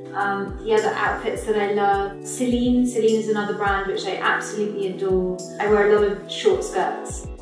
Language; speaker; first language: English; native; English